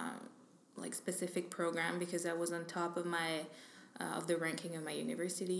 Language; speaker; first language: English; non-native, fluent; French